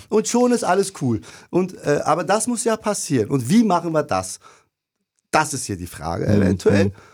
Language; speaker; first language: German; early bilingual, other home language; Turkish